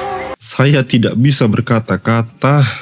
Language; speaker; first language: Indonesian; native; Indonesian